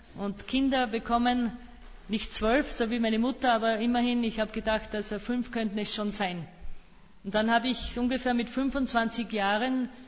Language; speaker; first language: German; native; German